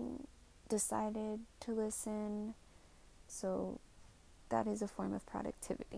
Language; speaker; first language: English; native; English